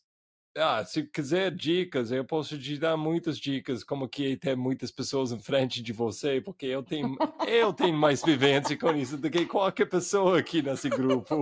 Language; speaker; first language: Portuguese; non-native, fluent; English